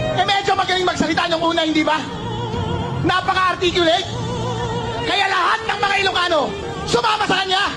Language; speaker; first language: Filipino; non-native, local second language; Iloko